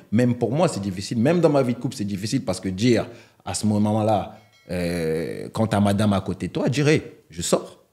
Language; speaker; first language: French; native; French